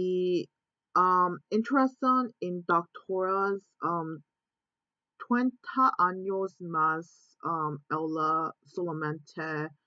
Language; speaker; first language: Spanish; non-native, learner; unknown